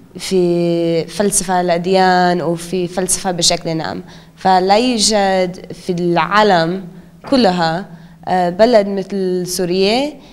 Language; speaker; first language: Arabic; non-native, fluent; English